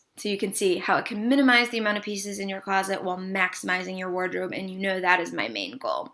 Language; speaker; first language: English; native; English